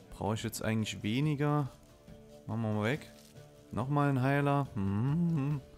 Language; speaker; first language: German; native; German